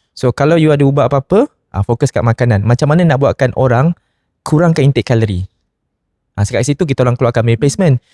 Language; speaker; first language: Malay; native; Malay